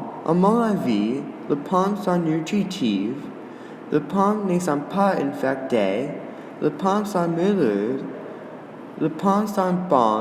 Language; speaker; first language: French; non-native, learner; English